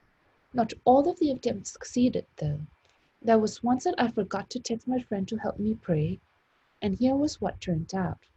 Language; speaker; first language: English; non-native, fluent; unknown